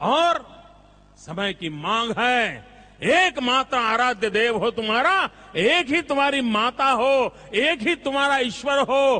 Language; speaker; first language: Hindi; non-native, local second language; Gujarati